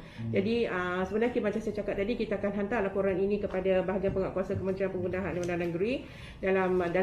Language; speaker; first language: Malay; native; Malay